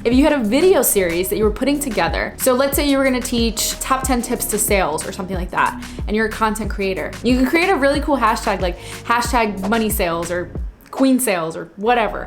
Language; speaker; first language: English; native; English